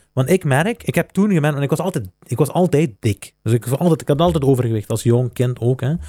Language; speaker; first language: Dutch; native; Dutch